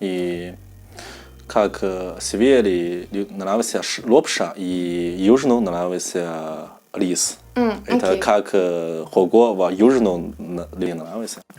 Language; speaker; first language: Russian; non-native, learner; Chinese